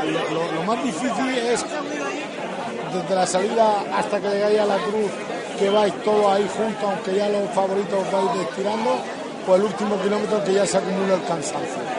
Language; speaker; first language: Spanish; native; Spanish